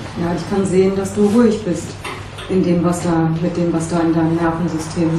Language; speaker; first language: German; native; German